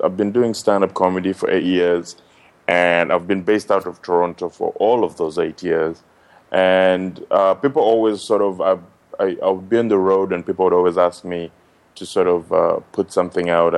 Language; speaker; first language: English; non-native, local second language; Ganda